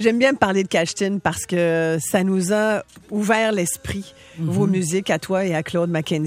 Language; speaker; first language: French; native; French